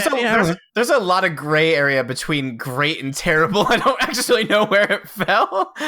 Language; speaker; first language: English; native; English